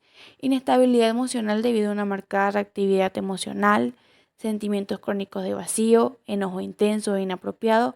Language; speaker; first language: Spanish; native; Spanish